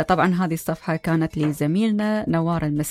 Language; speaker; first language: Arabic; native; Arabic